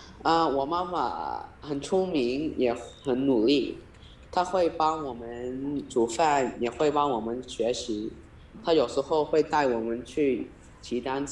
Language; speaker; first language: Chinese; early bilingual, heritage; Chinese